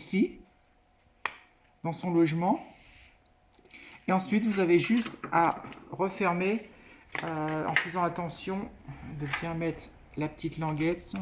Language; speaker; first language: French; native; French